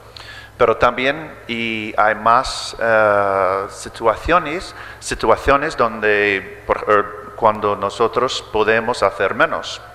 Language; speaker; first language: Spanish; early bilingual, heritage; English